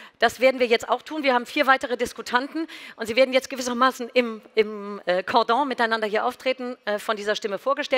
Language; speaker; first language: German; native; German